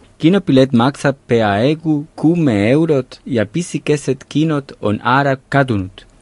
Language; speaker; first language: Estonian; non-native, fluent; Catalan